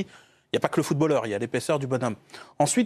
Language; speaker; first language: French; native; French